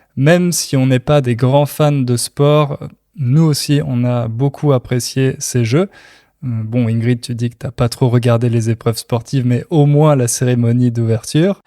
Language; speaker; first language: French; native; French